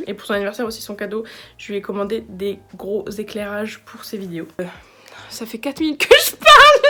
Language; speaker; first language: French; native; French